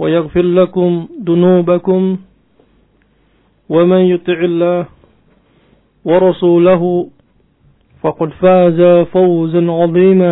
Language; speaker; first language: Arabic; non-native, fluent; Indonesian